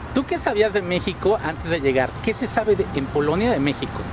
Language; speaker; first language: Spanish; native; Spanish